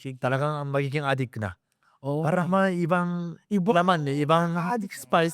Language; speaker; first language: Filipino; non-native, learner; Japanese